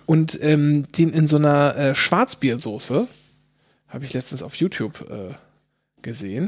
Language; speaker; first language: German; native; German